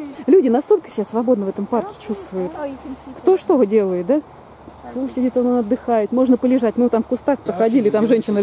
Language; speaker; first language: Russian; native; Russian